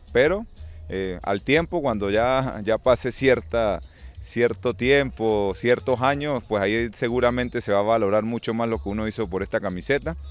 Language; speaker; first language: Spanish; native; Spanish